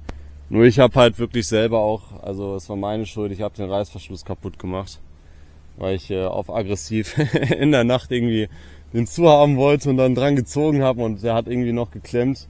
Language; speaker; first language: German; native; German